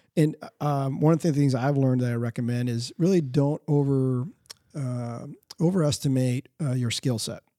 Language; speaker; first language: English; early bilingual, other home language; Spanish